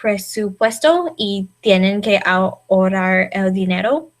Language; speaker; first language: Spanish; non-native, learner; English